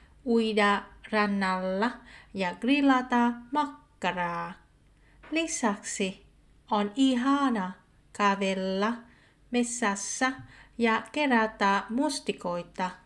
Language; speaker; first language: Finnish; non-native, fluent; Vietnamese